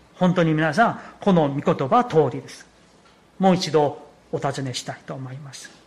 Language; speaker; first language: Japanese; non-native, fluent; Korean